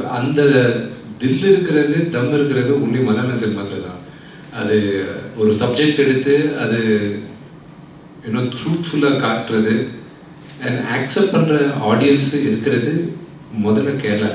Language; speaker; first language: Tamil; non-native, local second language; Telugu